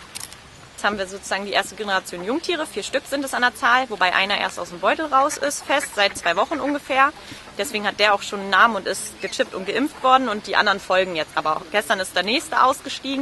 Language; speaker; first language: German; native; German